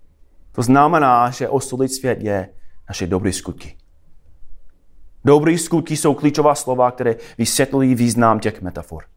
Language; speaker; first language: Czech; non-native, fluent; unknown